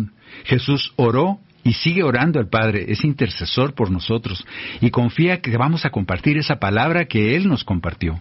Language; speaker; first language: Spanish; native; Spanish